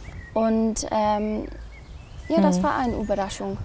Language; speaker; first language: German; non-native, learner; English